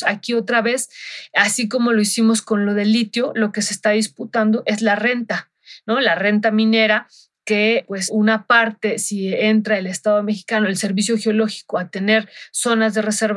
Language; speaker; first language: Spanish; native; Spanish